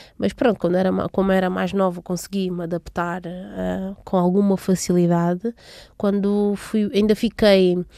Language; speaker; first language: Portuguese; native; Portuguese